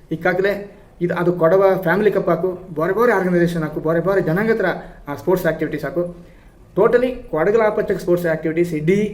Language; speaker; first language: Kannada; non-native, local second language; Kodava